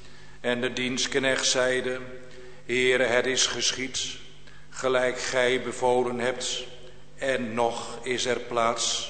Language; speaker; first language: Dutch; native; Dutch